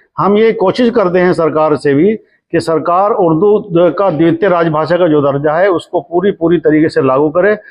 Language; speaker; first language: Hindi; native; Hindi